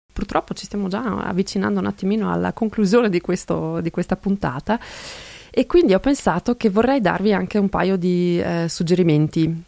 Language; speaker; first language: Italian; non-native, local second language; German